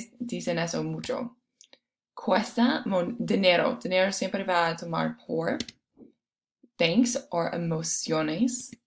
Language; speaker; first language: Spanish; non-native, fluent; English